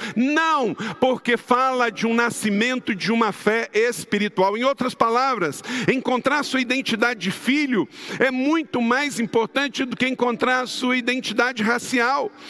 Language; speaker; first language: Portuguese; native; Portuguese